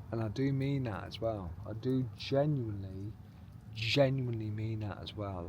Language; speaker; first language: English; native; English